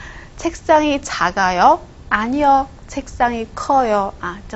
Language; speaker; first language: Korean; non-native, fluent; Chinese